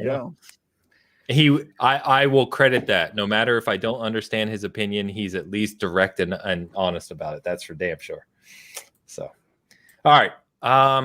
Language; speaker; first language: English; native; English